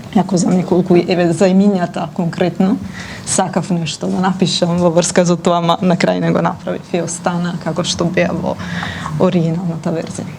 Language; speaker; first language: Macedonian; non-native, fluent; Italian